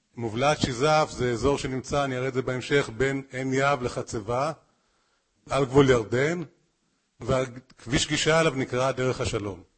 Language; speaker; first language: Hebrew; native; Hebrew